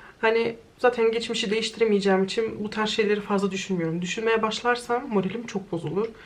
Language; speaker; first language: Turkish; early bilingual, heritage; Turkish